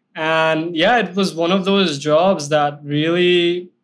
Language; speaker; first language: English; non-native, local second language; Hindi